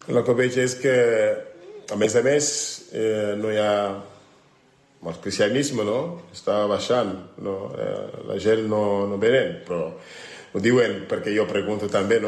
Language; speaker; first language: Catalan; non-native, learner; French